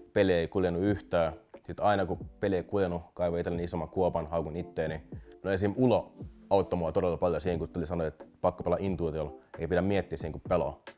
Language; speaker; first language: Finnish; early bilingual, other home language; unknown